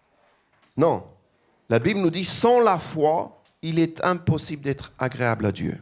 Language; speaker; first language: French; native; French